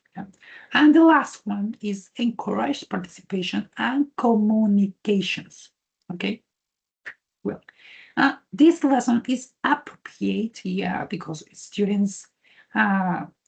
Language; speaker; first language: English; non-native, learner; Spanish